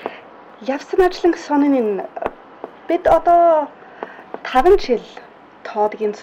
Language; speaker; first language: Mongolian; non-native, fluent; English